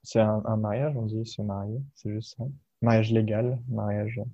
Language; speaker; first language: French; native; French